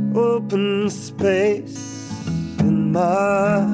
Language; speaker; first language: English; non-native, fluent; German